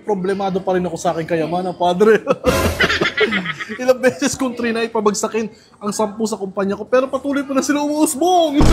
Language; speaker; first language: Filipino; native; Filipino